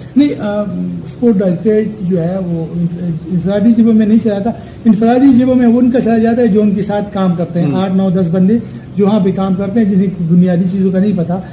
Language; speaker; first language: Urdu; non-native, local second language; Pashto